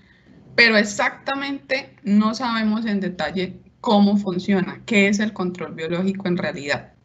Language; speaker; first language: Spanish; native; Spanish